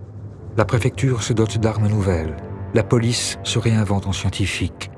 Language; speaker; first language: French; native; French